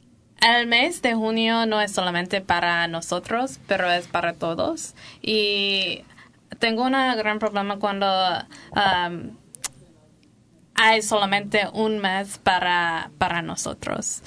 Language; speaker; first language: Spanish; non-native, learner; English